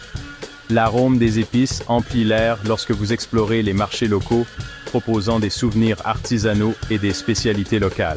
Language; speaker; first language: French; native; French